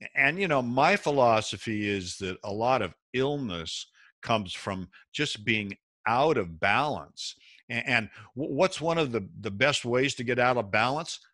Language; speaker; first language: English; native; English